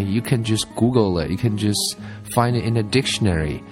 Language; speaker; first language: English; non-native, fluent; Chinese